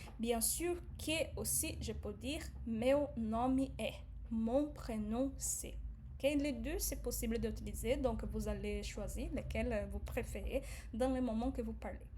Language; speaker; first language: French; non-native, fluent; Portuguese